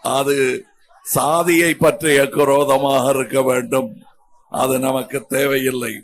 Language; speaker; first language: Tamil; native; Tamil